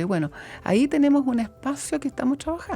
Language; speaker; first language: Spanish; native; Spanish